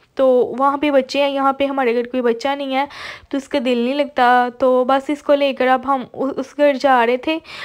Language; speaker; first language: Urdu; native; Urdu